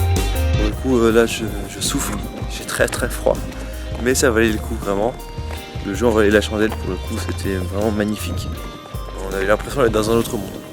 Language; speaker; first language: French; native; French